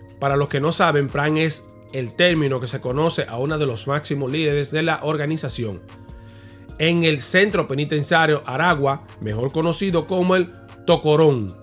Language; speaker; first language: Spanish; native; Spanish